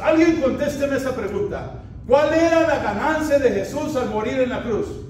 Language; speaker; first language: Spanish; native; Spanish